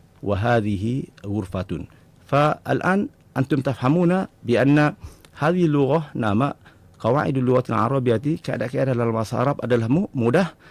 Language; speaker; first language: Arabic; non-native, fluent; Malay